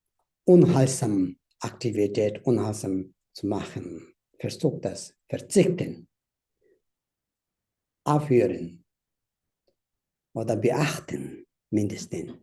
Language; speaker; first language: German; non-native, learner; Tibetan